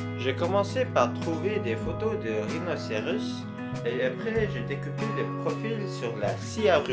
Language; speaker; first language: French; non-native, fluent; English